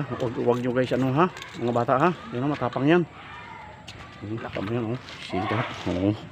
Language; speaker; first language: Filipino; native; Filipino